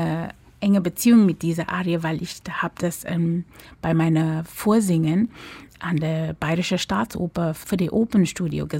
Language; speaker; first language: German; non-native, fluent; English